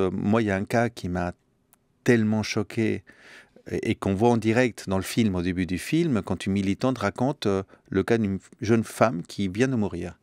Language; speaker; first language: French; early bilingual, other home language; Spanish